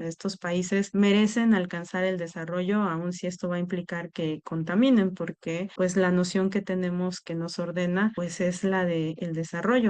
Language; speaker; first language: Spanish; native; Spanish